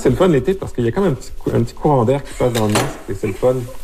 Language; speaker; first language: French; native; French